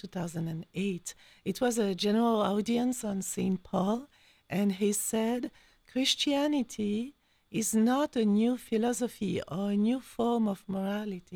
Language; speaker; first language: English; non-native, fluent; French